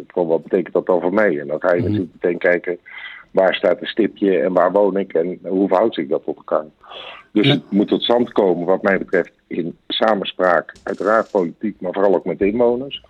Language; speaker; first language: Dutch; native; Dutch